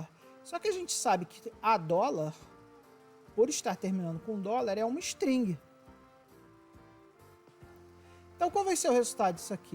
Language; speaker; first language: Portuguese; native; Portuguese